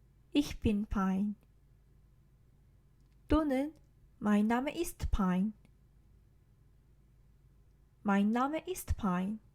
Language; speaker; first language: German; non-native, learner; Korean